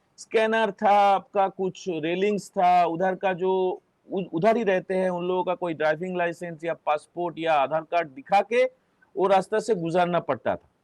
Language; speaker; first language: Hindi; non-native, local second language; Bangla